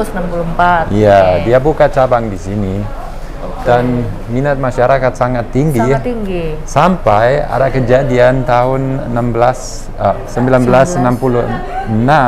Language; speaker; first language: Indonesian; non-native, fluent; German